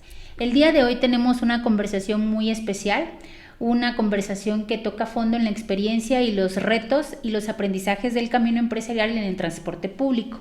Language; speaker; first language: Spanish; native; Spanish